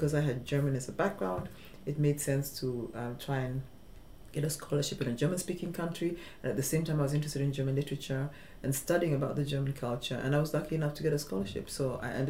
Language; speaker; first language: English; non-native, local second language; Luo (Kenya and Tanzania)